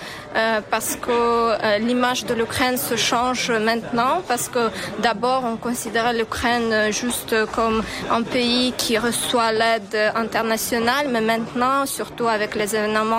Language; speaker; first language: French; non-native, fluent; Ukrainian